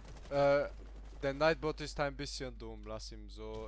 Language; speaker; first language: German; early bilingual, other home language; Hungarian